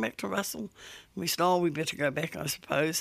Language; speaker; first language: English; native; English